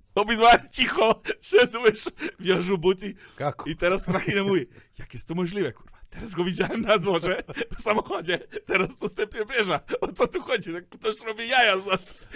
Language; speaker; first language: Polish; non-native, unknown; Serbian